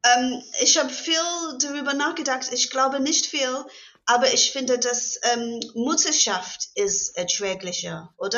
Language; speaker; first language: German; non-native, fluent; English